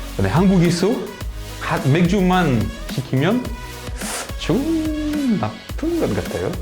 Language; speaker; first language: Korean; non-native, learner; French